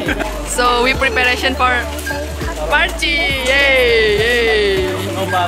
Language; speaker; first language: English; non-native, learner; Japanese